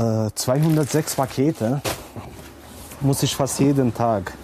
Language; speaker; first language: German; non-native, learner; Romanian